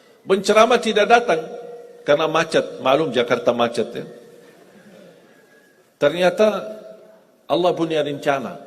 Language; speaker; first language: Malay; non-native, fluent; Arabic